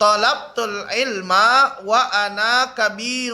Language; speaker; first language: Arabic; non-native, fluent; Indonesian